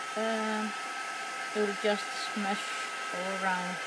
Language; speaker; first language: English; non-native, learner; Danish